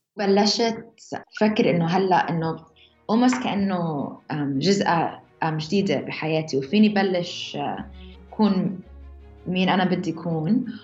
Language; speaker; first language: Arabic; early bilingual, heritage; Arabic